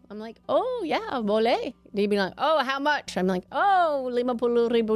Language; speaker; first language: English; native; English